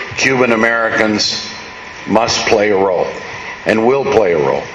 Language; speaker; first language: English; early bilingual, other home language; Spanish